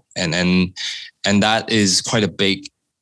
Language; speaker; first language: English; non-native, local second language; Cantonese